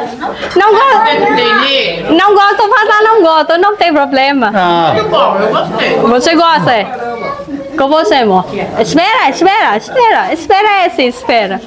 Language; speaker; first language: Portuguese; non-native, learner; Vietnamese